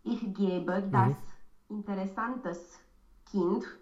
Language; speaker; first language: German; non-native, learner; Romanian